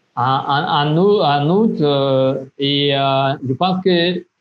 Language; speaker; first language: French; non-native, local second language; Rundi